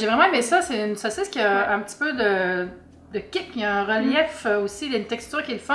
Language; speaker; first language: French; native; French